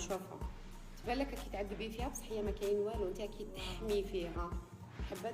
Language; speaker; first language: Arabic; native; Arabic